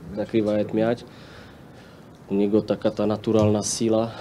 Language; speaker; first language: Russian; non-native, learner; Slovak